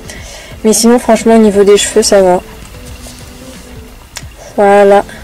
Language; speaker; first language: French; native; French